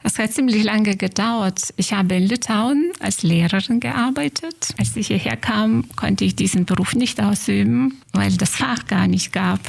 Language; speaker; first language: German; non-native, fluent; Lithuanian